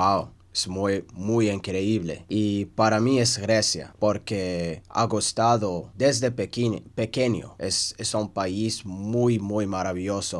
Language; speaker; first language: Spanish; non-native, learner; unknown